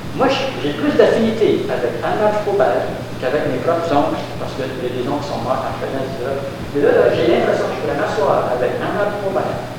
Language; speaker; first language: French; native; French